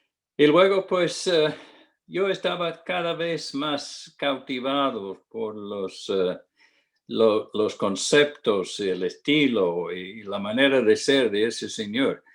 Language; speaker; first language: Spanish; non-native, fluent; English